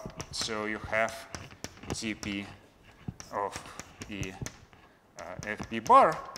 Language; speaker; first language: English; non-native, fluent; Russian